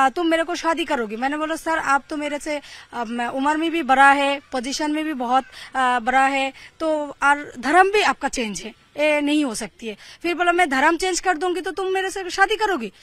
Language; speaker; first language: Hindi; non-native, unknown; Bangla